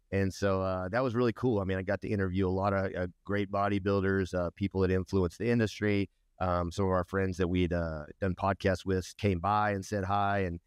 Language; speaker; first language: English; native; English